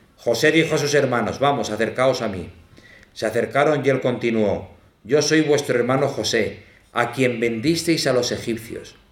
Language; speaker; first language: Spanish; native; Spanish